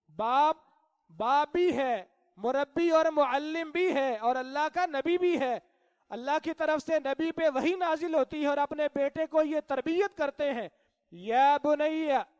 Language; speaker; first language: Urdu; non-native, local second language; Punjabi